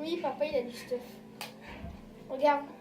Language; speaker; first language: French; native; French